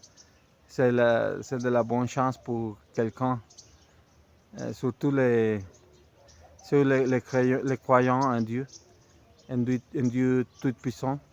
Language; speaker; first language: French; non-native, fluent; Spanish